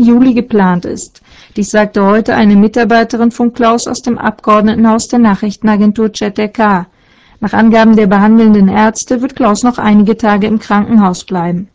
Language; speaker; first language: German; native; German